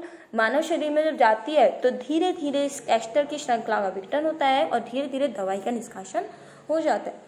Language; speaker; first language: Hindi; native; Hindi